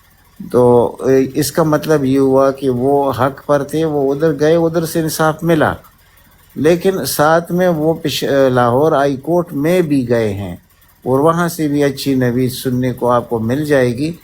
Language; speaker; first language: Urdu; native; Urdu